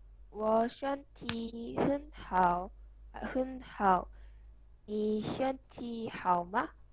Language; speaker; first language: Chinese; non-native, learner; Korean